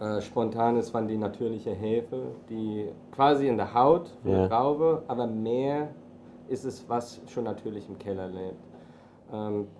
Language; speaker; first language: German; early bilingual, heritage; English